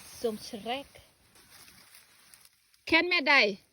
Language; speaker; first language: Swedish; non-native, learner; Thai